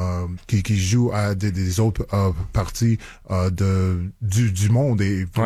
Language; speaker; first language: French; non-native, local second language; English